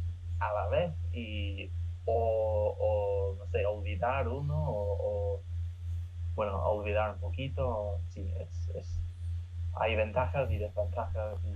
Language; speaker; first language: Spanish; non-native, fluent; English